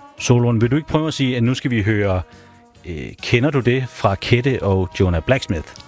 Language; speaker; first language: Danish; native; Danish